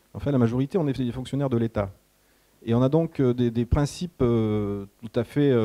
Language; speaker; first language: French; native; French